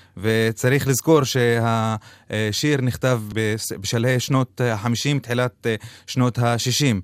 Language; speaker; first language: Hebrew; non-native, local second language; Arabic